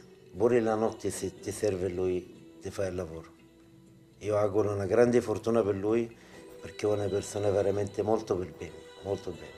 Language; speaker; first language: Italian; non-native, learner; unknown